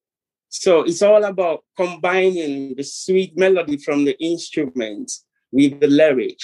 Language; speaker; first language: English; non-native, local second language; Ewe